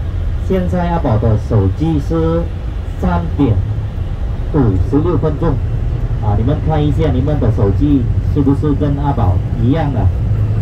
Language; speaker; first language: Chinese; non-native, fluent; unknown